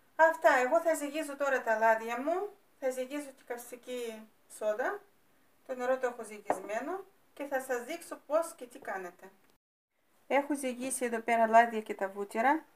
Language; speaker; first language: Greek; non-native, fluent; Russian